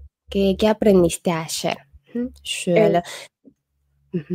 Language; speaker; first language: Spanish; non-native, fluent; Chinese